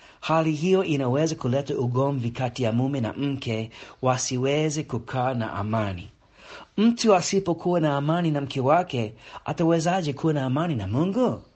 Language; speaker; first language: Swahili; non-native, fluent; English